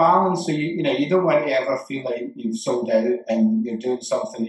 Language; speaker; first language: English; native; English